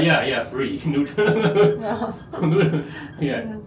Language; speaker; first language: English; non-native, learner; Chinese